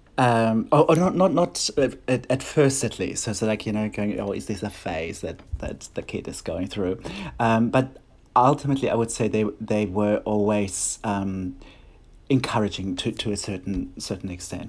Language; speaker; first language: English; non-native, fluent; German